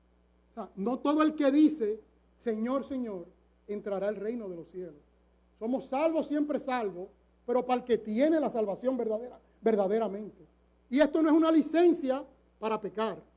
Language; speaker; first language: Spanish; native; Spanish